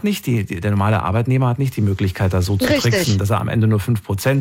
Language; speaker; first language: German; native; German